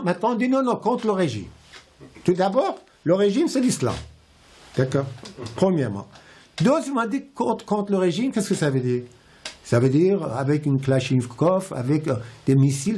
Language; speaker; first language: French; non-native, fluent; Persian